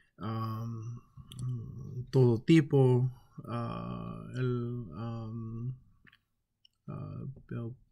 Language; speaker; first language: Spanish; non-native, learner; English